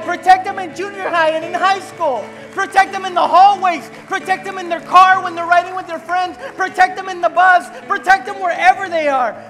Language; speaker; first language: English; non-native, fluent; Spanish